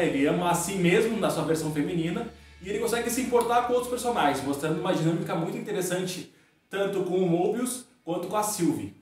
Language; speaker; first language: Portuguese; native; Portuguese